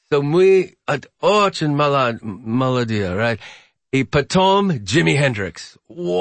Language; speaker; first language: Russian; non-native, learner; English